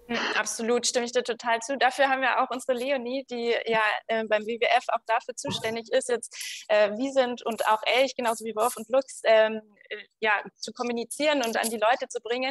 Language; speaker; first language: German; native; German